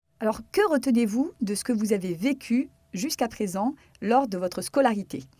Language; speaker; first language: French; native; French